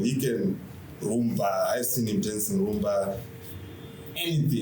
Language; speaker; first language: English; non-native, local second language; Shona